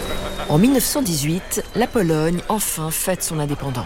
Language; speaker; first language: French; native; French